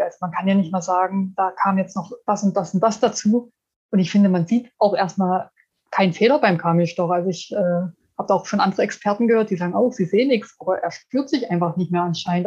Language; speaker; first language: German; native; German